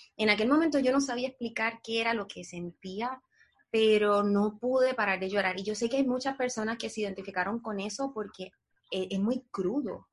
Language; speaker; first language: Spanish; native; Spanish